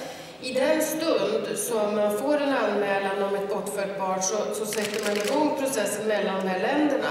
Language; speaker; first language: Swedish; native; Swedish